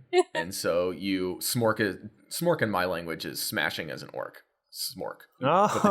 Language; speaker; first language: English; native; English